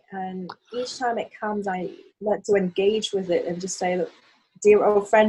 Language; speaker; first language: English; non-native, local second language; Cantonese